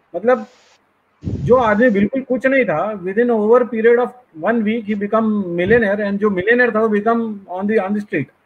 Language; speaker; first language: Hindi; native; Hindi